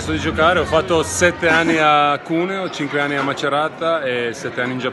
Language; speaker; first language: Italian; non-native, fluent; Croatian